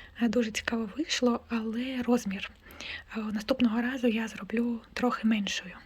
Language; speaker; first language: Ukrainian; non-native, local second language; Russian